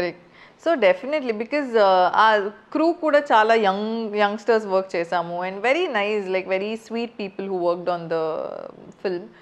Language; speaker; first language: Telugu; non-native, fluent; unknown